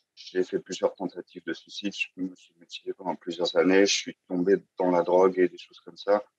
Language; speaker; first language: French; native; French